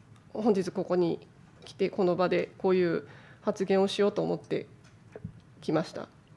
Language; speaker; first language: Japanese; native; Japanese